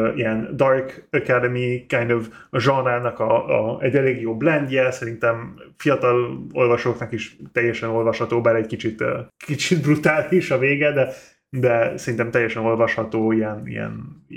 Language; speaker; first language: Hungarian; non-native, fluent; English